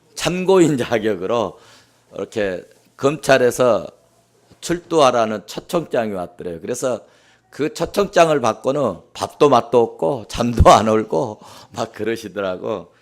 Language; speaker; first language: Korean; native; Korean